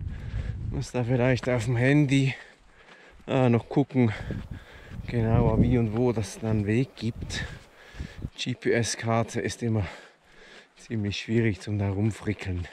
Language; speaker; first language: German; native; German